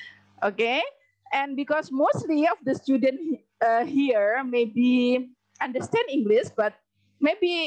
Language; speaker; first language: English; non-native, learner; Indonesian